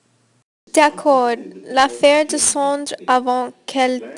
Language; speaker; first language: French; non-native, learner; English